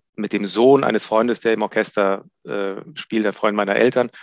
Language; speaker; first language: German; non-native, fluent; Hebrew